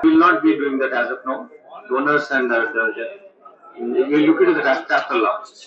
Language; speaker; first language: English; non-native, local second language; Telugu